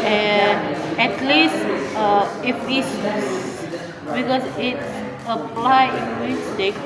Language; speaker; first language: English; non-native, learner; Indonesian